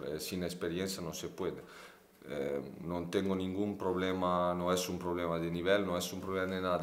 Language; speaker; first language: Spanish; non-native, fluent; Italian